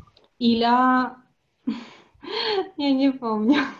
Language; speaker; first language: French; non-native, learner; Russian